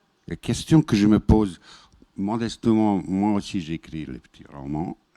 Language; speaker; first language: French; non-native, fluent; Bosnian